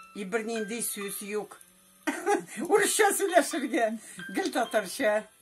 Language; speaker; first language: Tatar; non-native, local second language; Russian